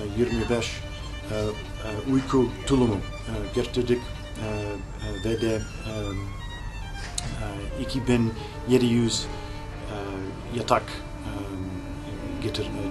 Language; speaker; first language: Turkish; non-native, learner; English